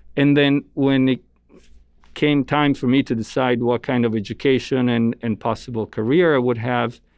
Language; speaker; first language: English; non-native, fluent; Italian